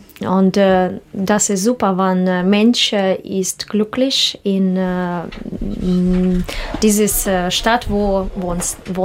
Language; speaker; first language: German; non-native, learner; Russian